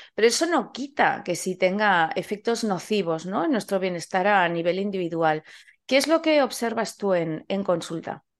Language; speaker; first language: Spanish; non-native, local second language; Catalan